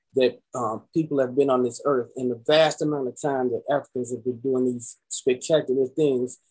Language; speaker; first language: English; native; English